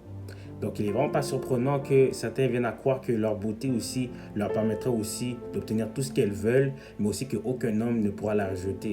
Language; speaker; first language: French; native; French